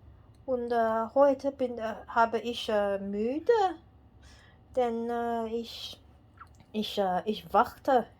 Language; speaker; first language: German; non-native, learner; English